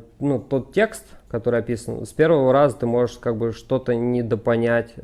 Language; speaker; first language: Russian; native; Russian